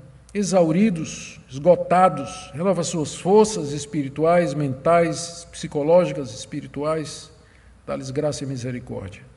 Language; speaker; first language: Portuguese; native; Portuguese